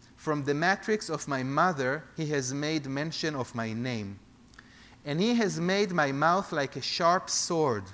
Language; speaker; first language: English; non-native, fluent; Hebrew